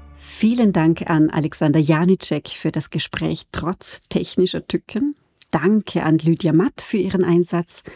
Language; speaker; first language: German; native; German